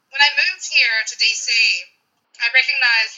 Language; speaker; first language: English; native; English